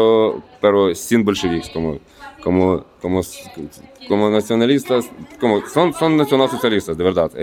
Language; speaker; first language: Spanish; non-native, fluent; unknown